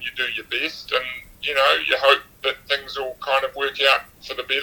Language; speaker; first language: English; native; English